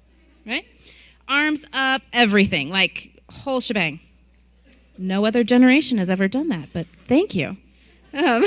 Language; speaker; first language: English; native; English